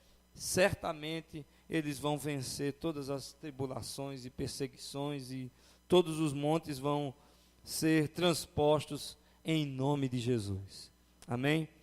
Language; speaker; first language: Portuguese; native; Portuguese